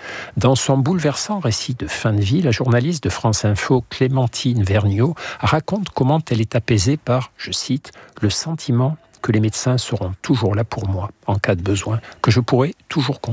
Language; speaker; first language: French; native; French